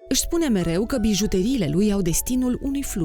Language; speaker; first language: Romanian; native; Romanian